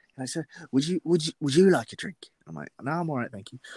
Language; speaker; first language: English; native; English